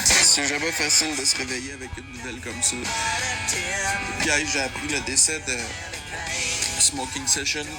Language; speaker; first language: French; native; French